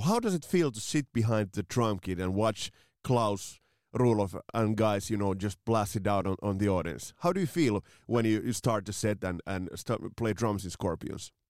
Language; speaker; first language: English; non-native, fluent; Finnish